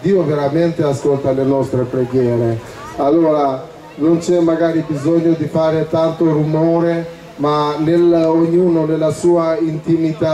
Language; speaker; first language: Italian; non-native, fluent; Albanian